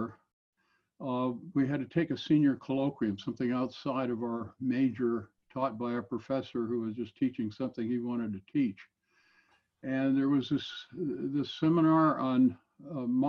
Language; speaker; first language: English; native; English